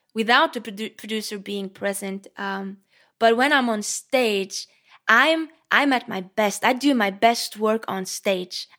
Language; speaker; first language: English; non-native, fluent; Norwegian